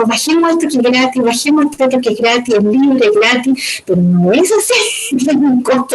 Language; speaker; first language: Spanish; native; Spanish